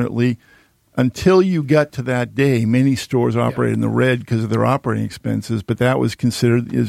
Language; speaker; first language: English; native; English